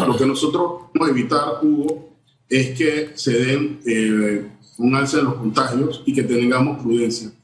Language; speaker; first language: Spanish; native; Spanish